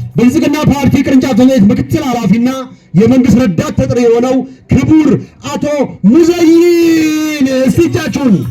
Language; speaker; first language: Amharic; non-native, local second language; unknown